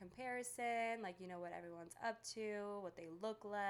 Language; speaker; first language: English; early bilingual, other home language; Greek